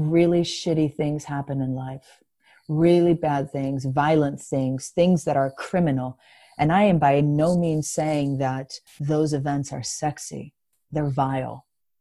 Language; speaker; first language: English; non-native, fluent; Greek